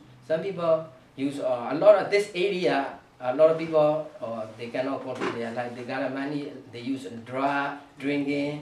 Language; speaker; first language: English; non-native, learner; Burmese